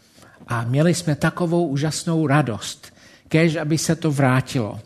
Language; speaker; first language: Czech; non-native, fluent; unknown